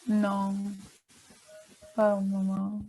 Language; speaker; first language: French; early bilingual, heritage; German